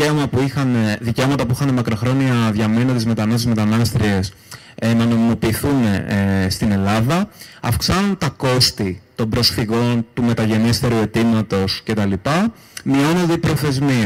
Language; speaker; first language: Greek; native; Greek